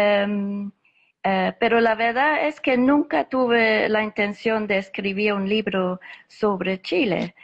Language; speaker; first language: Spanish; non-native, fluent; English